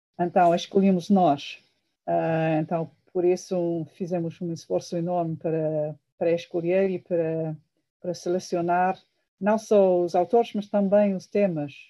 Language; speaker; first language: Portuguese; non-native, fluent; English